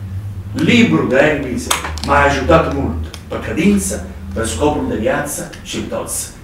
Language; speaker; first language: Romanian; non-native, learner; Italian